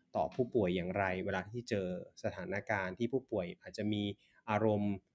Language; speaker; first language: Thai; native; Thai